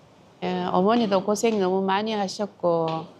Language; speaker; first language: Korean; native; Korean